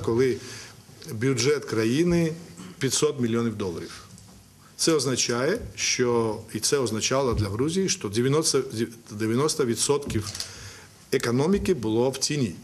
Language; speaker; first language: Ukrainian; non-native, fluent; Georgian